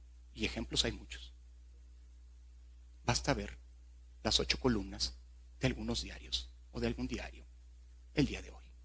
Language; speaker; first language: Spanish; native; Spanish